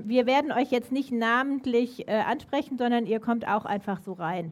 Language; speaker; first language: German; native; German